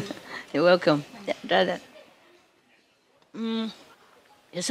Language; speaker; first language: English; non-native, fluent; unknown